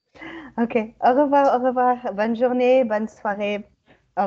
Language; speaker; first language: French; native; French